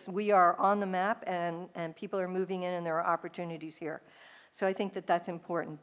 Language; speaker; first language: English; native; English